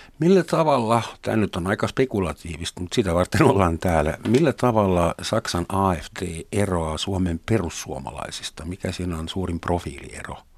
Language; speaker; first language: Finnish; non-native, fluent; German